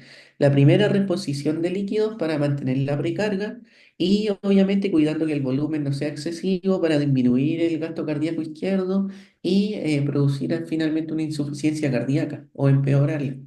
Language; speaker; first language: Spanish; native; Spanish